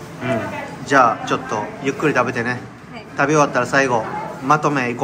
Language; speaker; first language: Japanese; native; Japanese